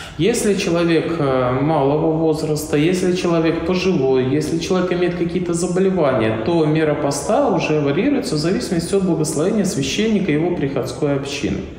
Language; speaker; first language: Russian; native; Russian